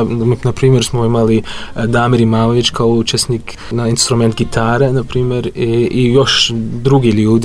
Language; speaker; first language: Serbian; non-native, fluent; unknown